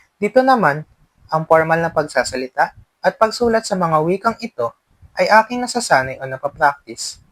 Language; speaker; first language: Filipino; native; Filipino